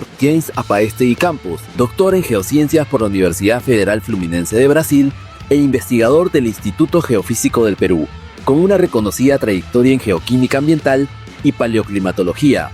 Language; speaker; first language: Spanish; native; Spanish